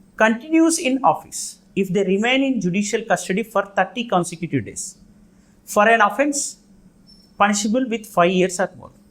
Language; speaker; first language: English; non-native, local second language; Telugu